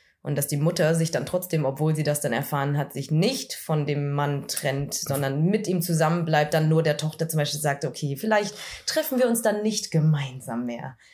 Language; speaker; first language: German; early bilingual, other home language; Vietnamese